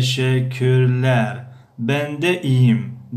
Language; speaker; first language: Turkish; non-native, fluent; Persian